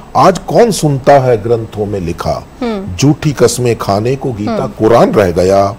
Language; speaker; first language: Hindi; native; Hindi